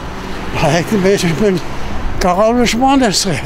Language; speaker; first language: Hebrew; non-native, fluent; Yiddish